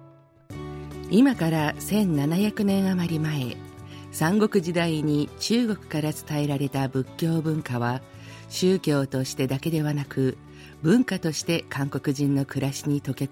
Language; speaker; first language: Japanese; native; Japanese